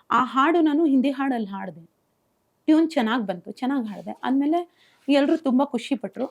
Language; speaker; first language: Kannada; non-native, local second language; Urdu